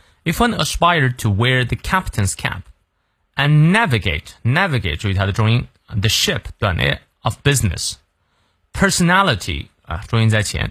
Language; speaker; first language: English; non-native, fluent; Chinese